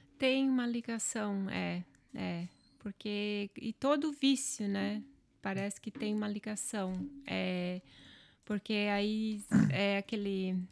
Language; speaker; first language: Portuguese; non-native, local second language; German